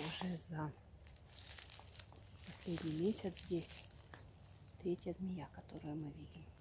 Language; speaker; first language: Russian; native; Russian